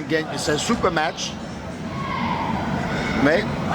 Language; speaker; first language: French; non-native, learner; English